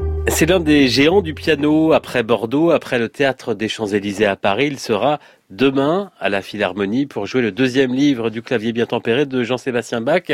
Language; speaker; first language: French; native; French